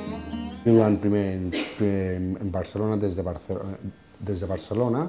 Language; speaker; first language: Catalan; non-native, fluent; Bangla